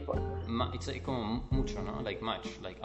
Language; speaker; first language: English; non-native, fluent; Spanish